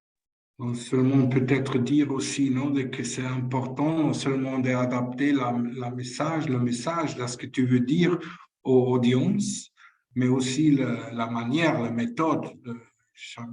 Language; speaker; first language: French; non-native, fluent; Spanish